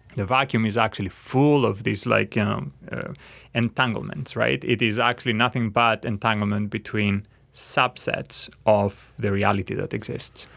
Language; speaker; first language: English; non-native, fluent; Greek